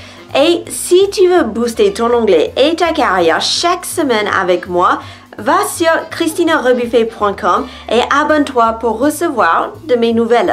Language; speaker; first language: French; non-native, fluent; English